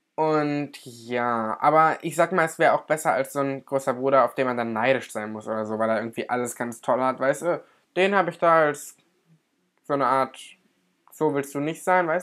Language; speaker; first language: German; native; German